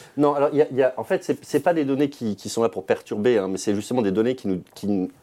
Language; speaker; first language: French; native; French